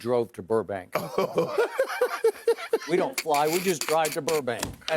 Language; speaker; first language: English; native; English